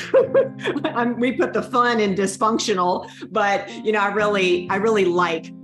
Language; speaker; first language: English; native; English